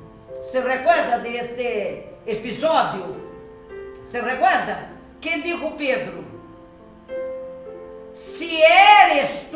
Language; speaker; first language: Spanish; non-native, fluent; Portuguese